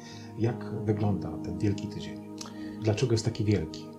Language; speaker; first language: Polish; native; Polish